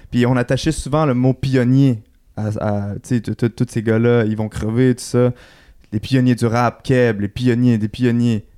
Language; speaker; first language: French; native; French